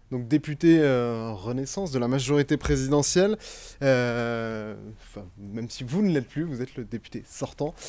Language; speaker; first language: French; native; French